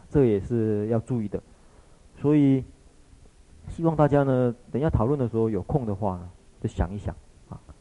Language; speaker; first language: Chinese; native; Chinese